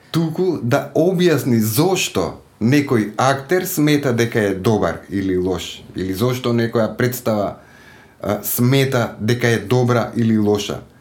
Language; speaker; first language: Macedonian; native; Macedonian